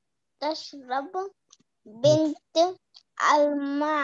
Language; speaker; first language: Arabic; non-native, learner; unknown